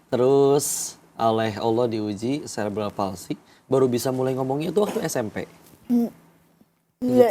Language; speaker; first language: Indonesian; native; Indonesian